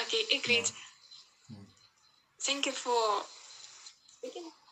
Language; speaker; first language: English; non-native, learner; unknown